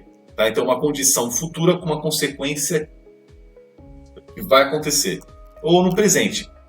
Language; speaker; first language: Portuguese; native; Portuguese